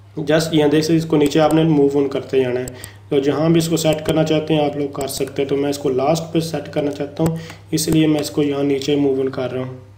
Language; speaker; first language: Urdu; non-native, local second language; Punjabi